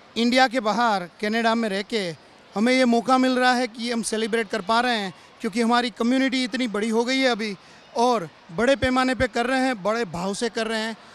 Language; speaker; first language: Hindi; non-native, local second language; Gujarati